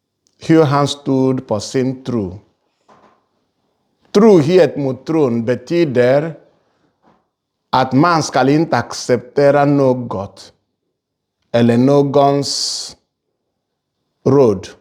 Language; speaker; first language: Swedish; non-native, fluent; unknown